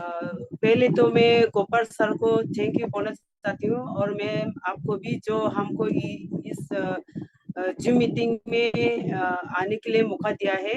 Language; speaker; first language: Hindi; non-native, local second language; Garo